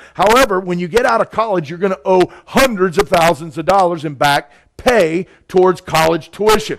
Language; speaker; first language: English; native; English